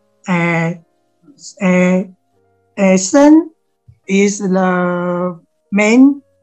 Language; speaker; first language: English; non-native, learner; Chinese